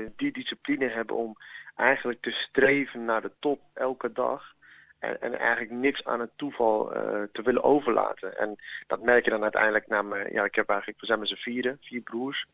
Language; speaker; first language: Dutch; early bilingual, other home language; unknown